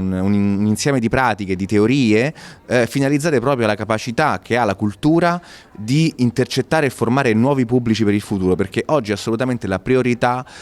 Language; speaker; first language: Italian; native; Italian